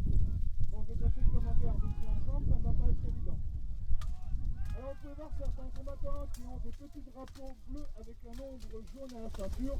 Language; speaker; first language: French; native; French